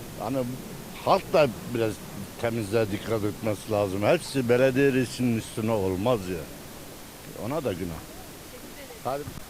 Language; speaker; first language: Turkish; native; Turkish